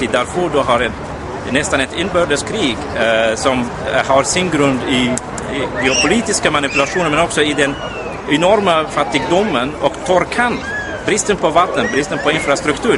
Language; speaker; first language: Swedish; non-native, fluent; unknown